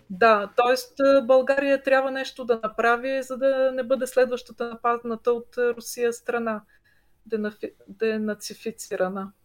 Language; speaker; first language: Bulgarian; native; Bulgarian